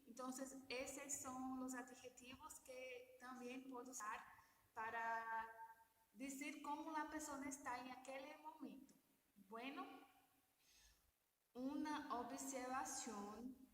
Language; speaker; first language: Spanish; non-native, learner; Portuguese